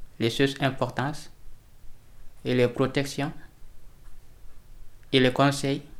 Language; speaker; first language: French; non-native, learner; Fula